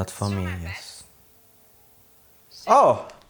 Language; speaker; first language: English; non-native, learner; French